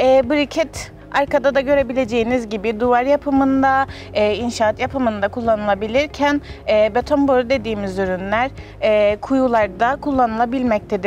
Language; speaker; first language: Turkish; native; Turkish